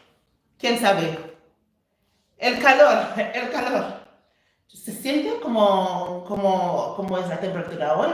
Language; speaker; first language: Spanish; non-native, fluent; English